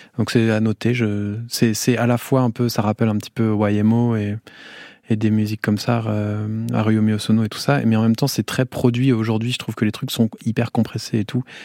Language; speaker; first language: French; native; French